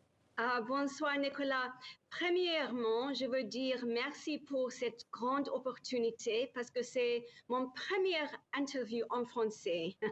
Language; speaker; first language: French; non-native, learner; English